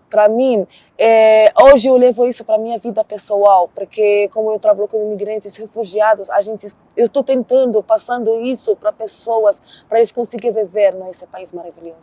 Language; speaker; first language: Portuguese; non-native, learner; Arabic